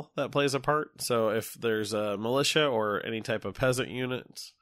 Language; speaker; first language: English; native; English